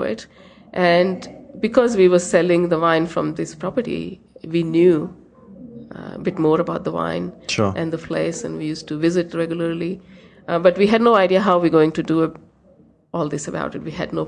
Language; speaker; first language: English; non-native, local second language; Hindi